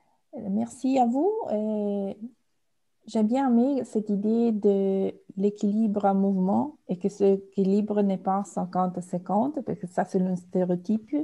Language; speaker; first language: French; non-native, fluent; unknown